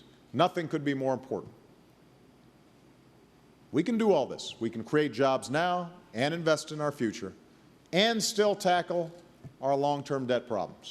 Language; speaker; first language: English; native; English